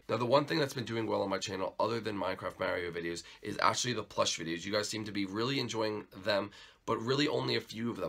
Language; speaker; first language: English; native; English